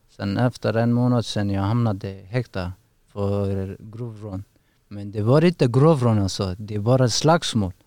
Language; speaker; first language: Swedish; non-native, learner; Persian